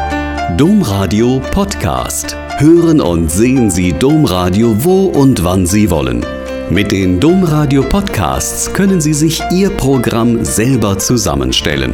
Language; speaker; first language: German; native; German